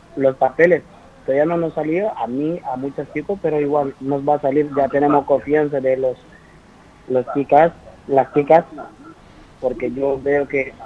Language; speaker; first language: Spanish; non-native, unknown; Wolof